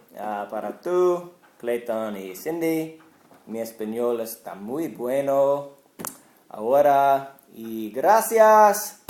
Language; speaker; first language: Spanish; non-native, learner; English